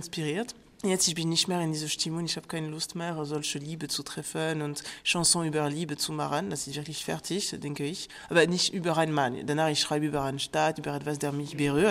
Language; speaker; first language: German; non-native, fluent; French